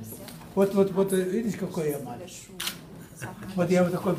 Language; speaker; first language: Russian; non-native, local second language; Tuvinian